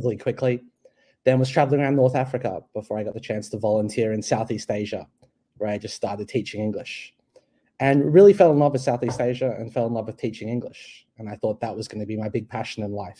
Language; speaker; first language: English; native; English